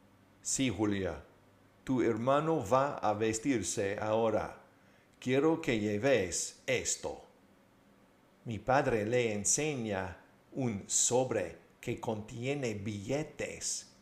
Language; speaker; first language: Spanish; non-native, fluent; English